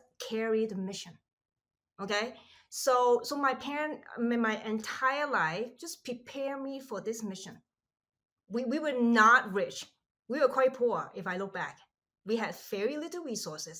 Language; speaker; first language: English; non-native, local second language; Cantonese